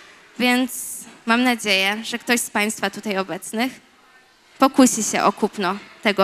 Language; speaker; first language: Polish; native; Polish